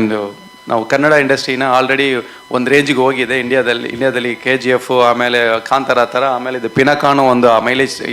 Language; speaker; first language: Kannada; non-native, learner; Tamil